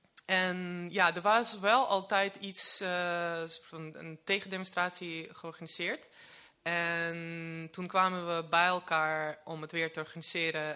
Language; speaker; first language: Dutch; non-native, fluent; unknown